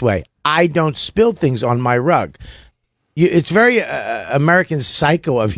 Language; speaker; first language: English; native; English